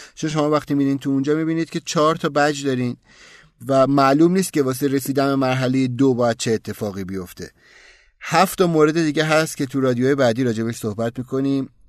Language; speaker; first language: Persian; native; Persian